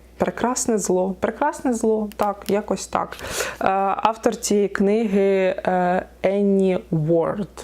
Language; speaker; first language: Ukrainian; non-native, local second language; Russian